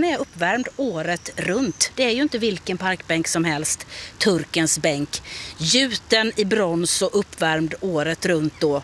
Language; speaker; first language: Swedish; native; Swedish